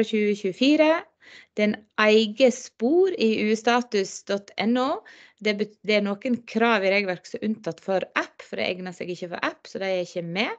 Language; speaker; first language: Norwegian; native; Norwegian